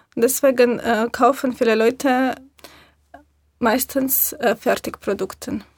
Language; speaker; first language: German; non-native, learner; Russian